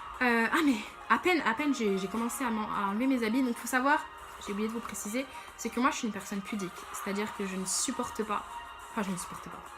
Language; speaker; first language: French; early bilingual, other home language; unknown